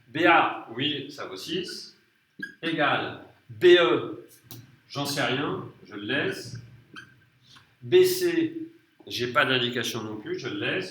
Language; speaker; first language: French; native; French